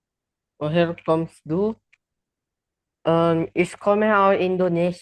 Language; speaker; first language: German; non-native, learner; Indonesian